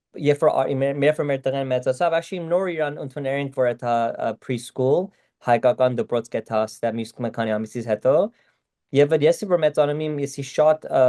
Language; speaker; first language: Armenian; early bilingual, heritage; Armenian